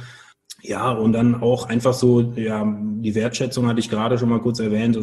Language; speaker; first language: German; native; German